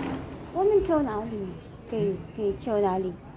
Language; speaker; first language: Chinese; non-native, learner; Filipino